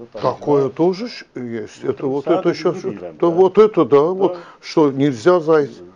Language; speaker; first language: Russian; non-native, local second language; Azerbaijani